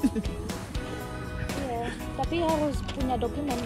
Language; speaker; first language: Indonesian; non-native, fluent; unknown